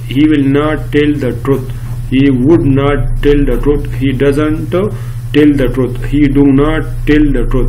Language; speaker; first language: English; non-native, local second language; Urdu